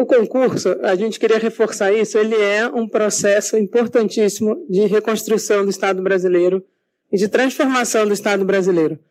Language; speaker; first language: Portuguese; native; Portuguese